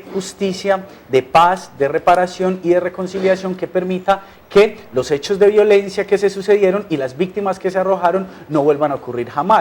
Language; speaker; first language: Spanish; native; Spanish